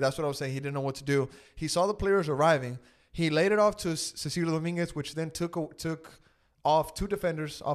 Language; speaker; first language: English; early bilingual, other home language; Spanish